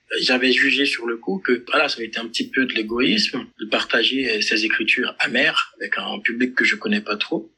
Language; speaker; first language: French; non-native, local second language; Haitian Creole